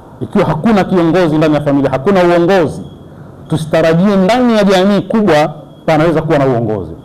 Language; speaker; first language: Swahili; native; Swahili